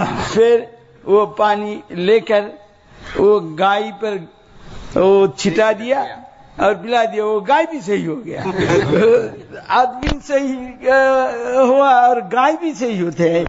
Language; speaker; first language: Hindi; non-native, learner; Bangla